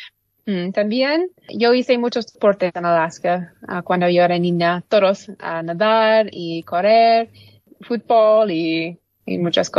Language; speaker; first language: Spanish; non-native, learner; English